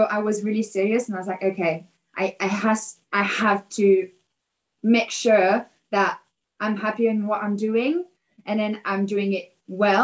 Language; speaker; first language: English; non-native, fluent; French